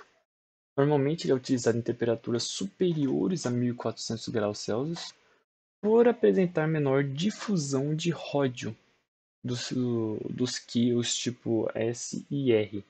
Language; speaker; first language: Portuguese; native; Portuguese